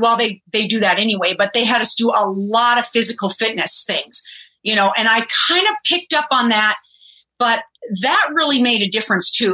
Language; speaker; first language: English; early bilingual, other home language; German